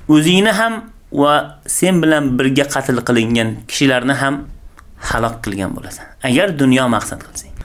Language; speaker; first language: Uzbek; native; Uzbek